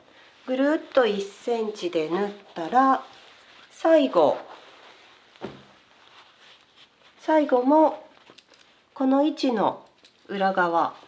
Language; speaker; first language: Japanese; native; Japanese